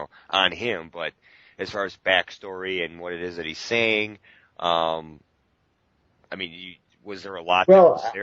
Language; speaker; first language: English; native; English